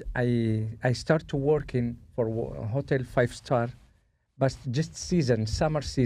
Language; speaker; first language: English; non-native, learner; Spanish